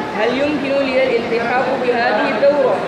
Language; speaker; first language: Arabic; non-native, learner; Urdu